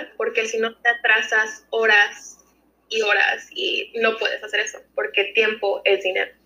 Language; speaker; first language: Spanish; early bilingual, heritage; Spanish